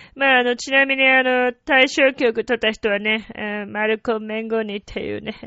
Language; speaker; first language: Japanese; non-native, fluent; Italian